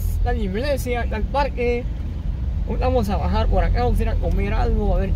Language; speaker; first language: Spanish; native; Spanish